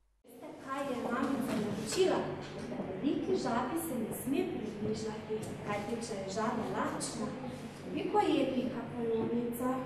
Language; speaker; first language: Slovenian; native; Slovenian